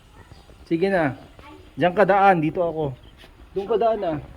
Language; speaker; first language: Filipino; non-native, local second language; Iloko